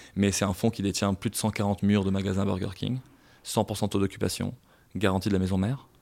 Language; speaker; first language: French; non-native, local second language; Arabic